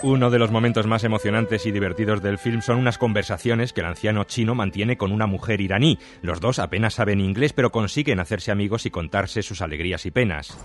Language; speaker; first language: Spanish; native; Spanish